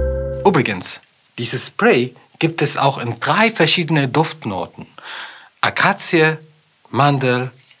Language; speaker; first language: German; non-native, fluent; Arabic